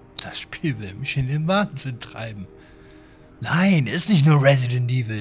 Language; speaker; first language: German; native; German